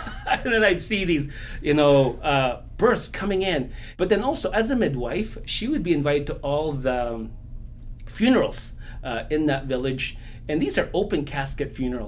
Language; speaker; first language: English; non-native, local second language; Filipino